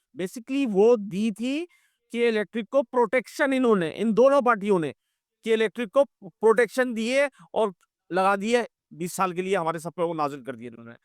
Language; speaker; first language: Urdu; native; Urdu